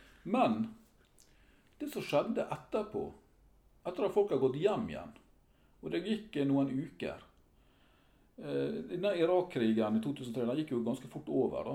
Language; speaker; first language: Norwegian; native; Norwegian